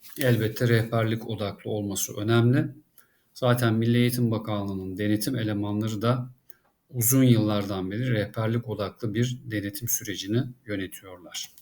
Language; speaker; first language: Turkish; native; Turkish